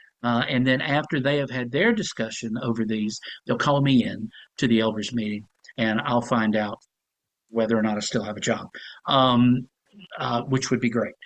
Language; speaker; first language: English; native; English